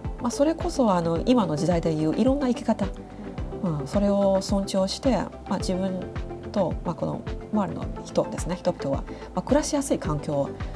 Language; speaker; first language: Japanese; non-native, fluent; Chinese